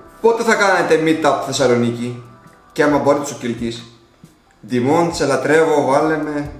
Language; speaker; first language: Greek; early bilingual, other home language; Russian